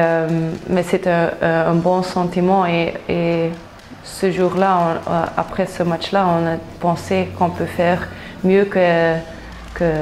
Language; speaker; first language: French; non-native, local second language; Dutch